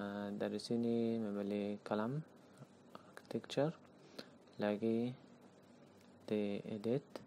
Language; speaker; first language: Indonesian; non-native, learner; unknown